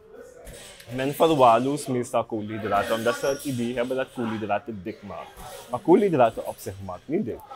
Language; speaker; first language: Dutch; native; Dutch